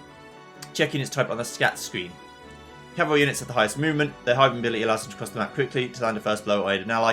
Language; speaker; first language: English; native; English